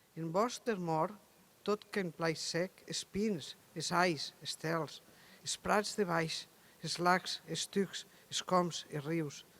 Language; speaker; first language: Catalan; native; Catalan